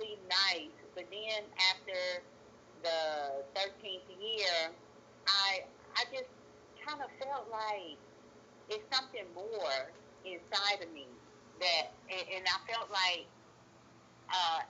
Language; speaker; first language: English; native; English